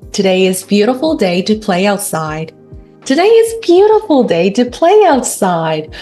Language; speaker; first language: English; non-native, fluent; Korean